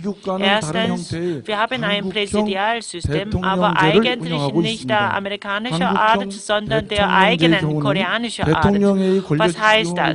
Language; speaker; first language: German; non-native, fluent; Korean